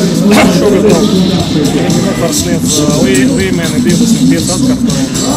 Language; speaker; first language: Latvian; native; Latvian